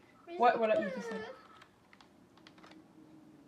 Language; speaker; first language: French; native; French